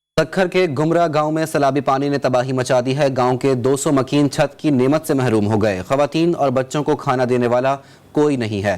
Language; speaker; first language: Urdu; native; Urdu